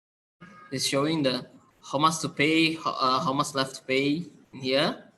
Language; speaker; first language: English; non-native, learner; Indonesian